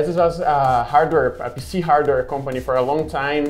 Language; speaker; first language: English; non-native, fluent; Portuguese